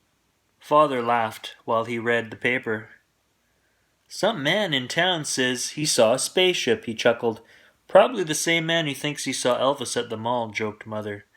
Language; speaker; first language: English; native; English